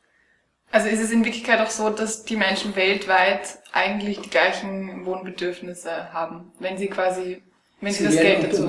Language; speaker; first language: German; native; German